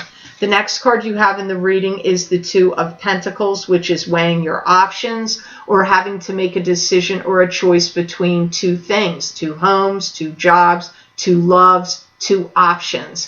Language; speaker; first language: English; native; English